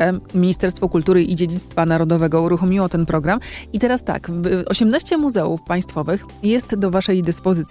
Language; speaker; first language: Polish; native; Polish